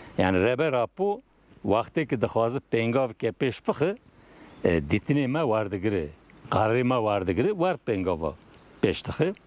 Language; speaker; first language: Kurdish; non-native, local second language; Turkish